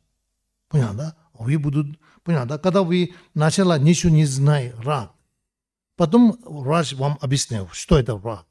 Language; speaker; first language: Russian; non-native, learner; Tibetan